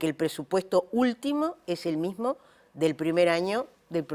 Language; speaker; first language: Spanish; native; Spanish